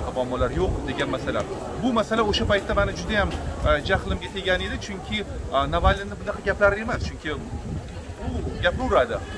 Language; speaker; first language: Uzbek; non-native, local second language; Russian